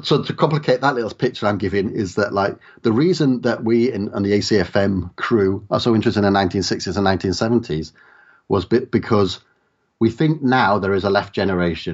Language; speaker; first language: English; native; English